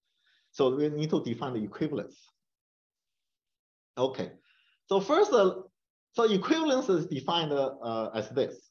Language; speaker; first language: English; non-native, fluent; Chinese